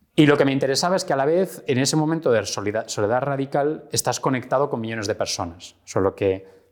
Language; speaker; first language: Spanish; native; Spanish